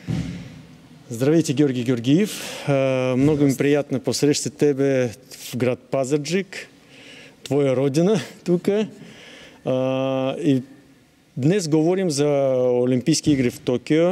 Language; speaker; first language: Bulgarian; non-native, learner; Russian